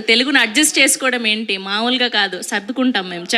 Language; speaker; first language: Telugu; native; Telugu